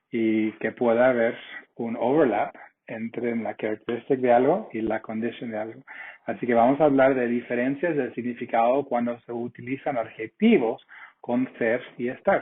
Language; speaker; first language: Spanish; non-native, fluent; English